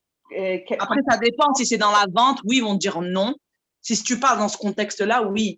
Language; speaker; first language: French; native; French